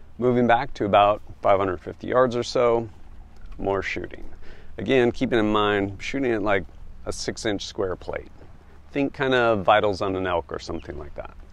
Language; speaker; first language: English; native; English